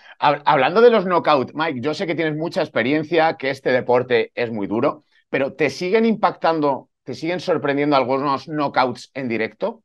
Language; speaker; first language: Spanish; native; Spanish